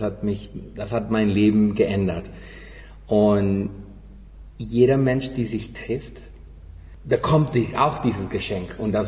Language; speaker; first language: German; non-native, fluent; Spanish